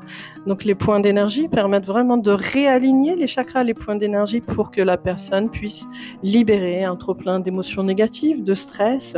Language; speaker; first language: French; native; French